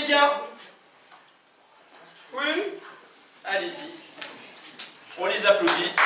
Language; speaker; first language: French; native; French